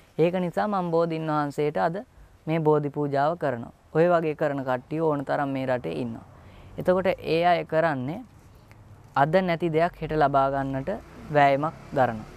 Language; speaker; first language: Sinhala; native; Sinhala